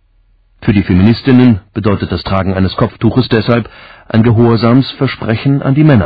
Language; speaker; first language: German; native; German